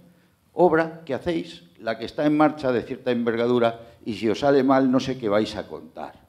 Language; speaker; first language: Spanish; native; Spanish